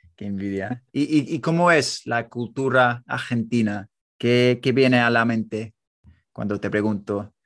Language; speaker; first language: Spanish; non-native, fluent; English